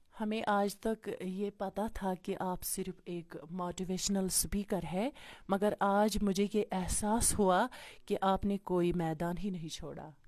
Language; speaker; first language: Urdu; non-native, local second language; Kashmiri